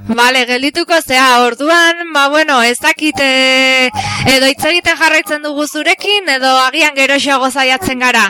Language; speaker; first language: Basque; non-native, local second language; Spanish